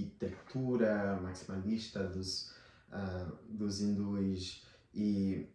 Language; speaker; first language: Portuguese; non-native, fluent; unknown